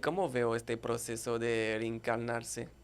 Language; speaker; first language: Spanish; non-native, fluent; French